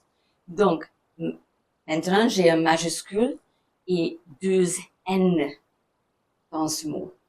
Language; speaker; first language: French; non-native, fluent; German